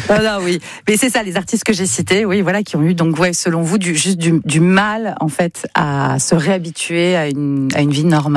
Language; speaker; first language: French; native; French